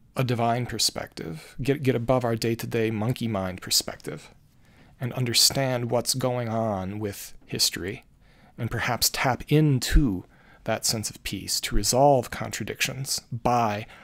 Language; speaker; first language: English; native; English